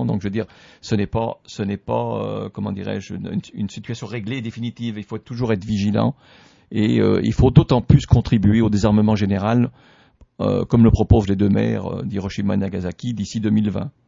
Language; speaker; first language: French; native; French